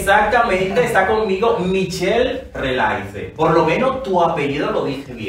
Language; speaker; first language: Spanish; native; Spanish